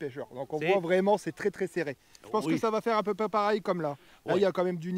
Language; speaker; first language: French; native; French